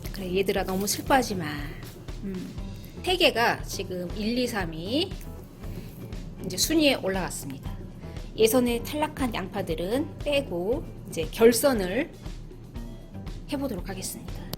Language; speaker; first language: Korean; native; Korean